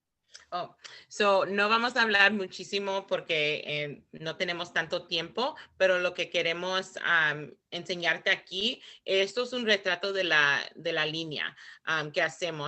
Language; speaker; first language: Spanish; early bilingual, heritage; Spanish